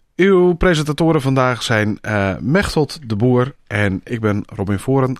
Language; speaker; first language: Dutch; native; Dutch